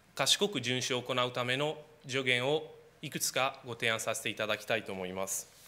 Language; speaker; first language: Japanese; non-native, fluent; Romanian